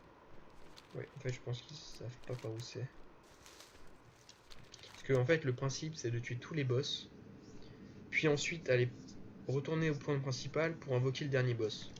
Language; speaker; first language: French; native; French